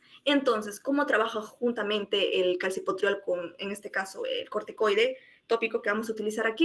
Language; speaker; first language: Spanish; native; Spanish